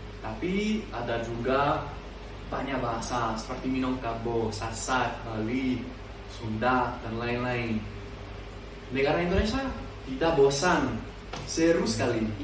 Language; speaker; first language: Indonesian; non-native, learner; French